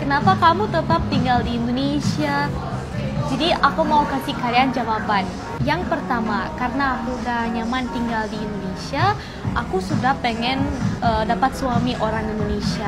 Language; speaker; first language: Indonesian; non-native, fluent; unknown